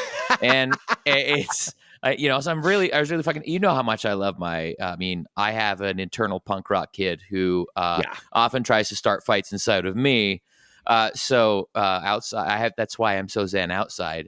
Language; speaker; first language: English; native; English